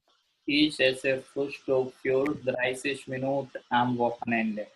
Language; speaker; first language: German; non-native, learner; Gujarati